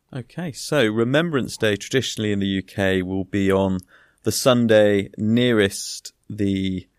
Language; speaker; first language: English; native; English